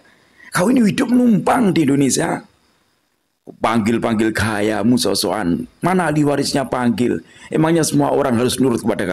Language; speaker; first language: Indonesian; non-native, local second language; Javanese